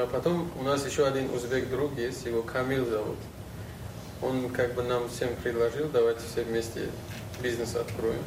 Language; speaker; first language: Russian; non-native, local second language; Uzbek